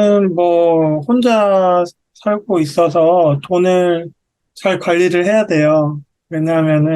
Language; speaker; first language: Korean; native; Korean